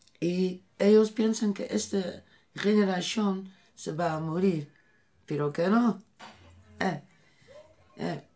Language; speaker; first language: Spanish; non-native, learner; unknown